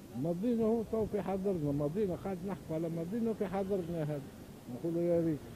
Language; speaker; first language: Arabic; native; Arabic